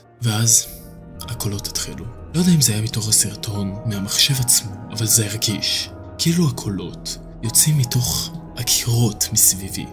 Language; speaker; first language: Hebrew; native; Hebrew